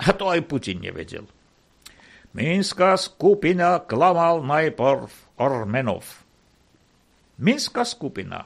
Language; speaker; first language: Slovak; non-native, fluent; Armenian